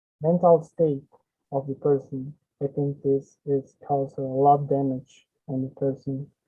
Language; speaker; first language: English; non-native, learner; Spanish